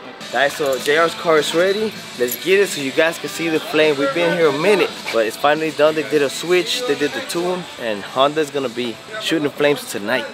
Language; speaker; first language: English; early bilingual, other home language; Spanish